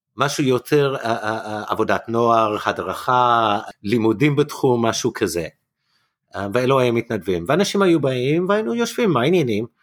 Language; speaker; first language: Hebrew; non-native, fluent; English